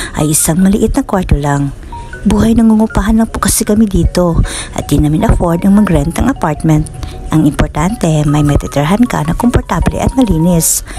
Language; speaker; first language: Filipino; non-native, local second language; Cebuano